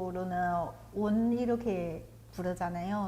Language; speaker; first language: Korean; non-native, fluent; Chinese